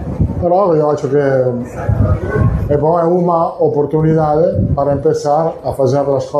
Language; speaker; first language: Portuguese; non-native, learner; Italian